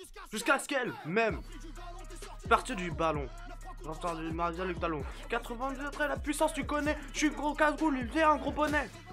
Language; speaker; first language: French; native; French